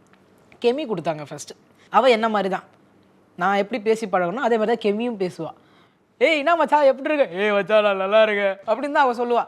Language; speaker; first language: Tamil; native; Tamil